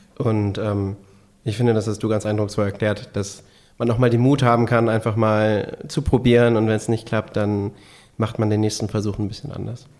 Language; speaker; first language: German; native; German